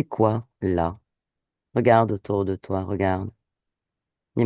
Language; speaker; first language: French; native; French